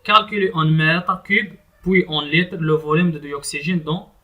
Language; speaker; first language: French; non-native, local second language; Arabic